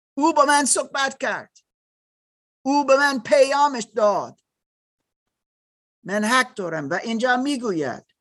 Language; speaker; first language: Persian; non-native, learner; German